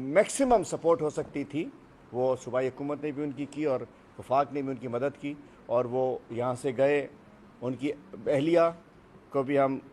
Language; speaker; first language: Urdu; native; Urdu